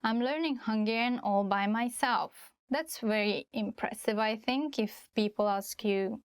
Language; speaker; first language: English; non-native, fluent; Hungarian